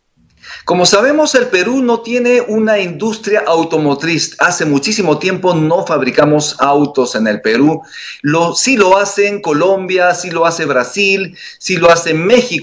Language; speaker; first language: Spanish; native; Spanish